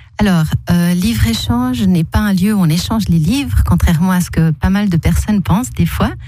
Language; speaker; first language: French; early bilingual, other home language; Portuguese